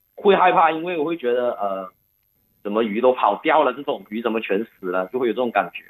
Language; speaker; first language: Chinese; non-native, local second language; Cantonese